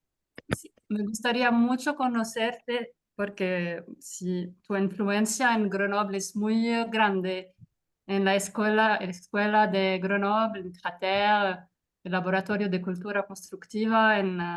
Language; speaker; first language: Spanish; non-native, fluent; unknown